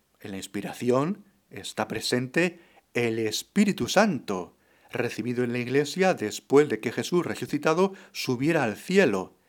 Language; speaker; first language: Spanish; native; Spanish